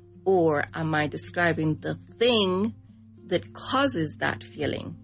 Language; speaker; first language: English; non-native, fluent; Spanish